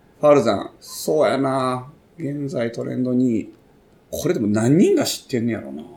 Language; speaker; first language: Japanese; native; Japanese